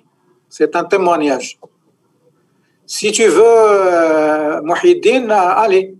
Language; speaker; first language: French; non-native, local second language; Arabic